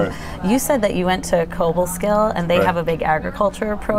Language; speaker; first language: English; native; English